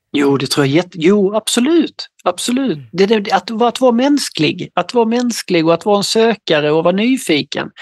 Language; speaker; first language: Swedish; native; Swedish